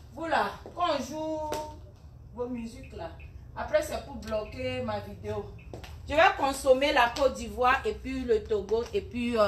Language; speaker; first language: French; non-native, local second language; Ewe